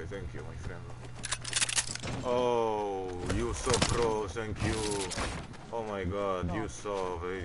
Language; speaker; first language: English; non-native, learner; French